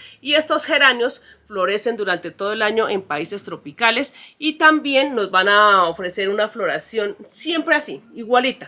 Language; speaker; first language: Spanish; native; Spanish